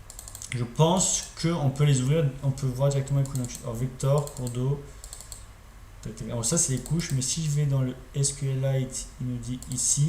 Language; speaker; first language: French; native; French